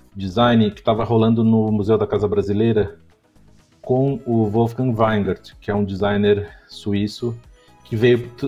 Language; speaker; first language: Portuguese; native; Portuguese